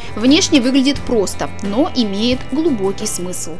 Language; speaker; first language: Russian; native; Russian